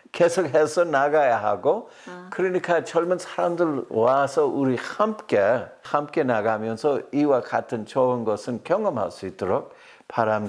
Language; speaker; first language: Korean; non-native, fluent; English